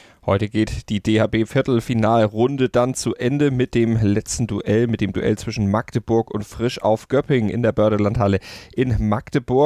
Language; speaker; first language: German; native; German